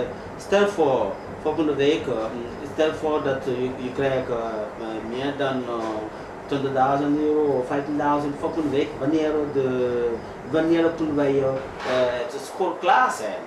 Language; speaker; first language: Dutch; non-native, learner; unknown